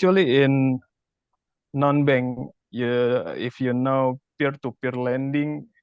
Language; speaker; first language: English; non-native, learner; Indonesian